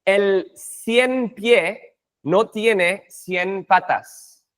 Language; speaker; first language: Spanish; non-native, fluent; English